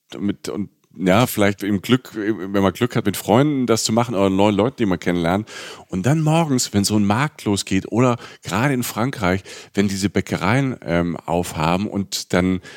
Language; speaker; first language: German; native; German